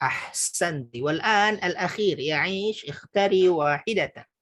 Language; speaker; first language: Arabic; non-native, fluent; Indonesian